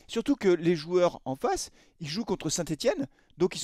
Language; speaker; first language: French; native; French